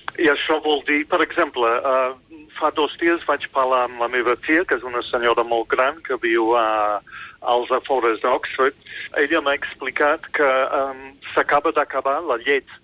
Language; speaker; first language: Catalan; non-native, fluent; English